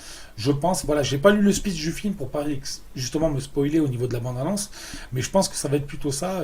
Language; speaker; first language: French; native; French